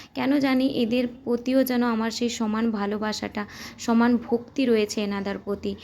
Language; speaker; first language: Bangla; non-native, local second language; Santali